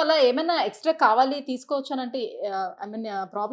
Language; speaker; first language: Telugu; native; Telugu